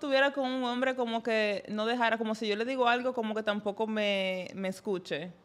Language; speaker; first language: Spanish; native; Spanish